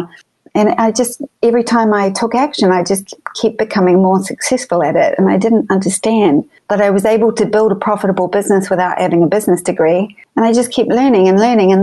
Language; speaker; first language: English; native; English